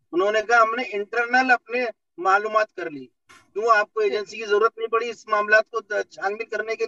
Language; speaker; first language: Hindi; native; Hindi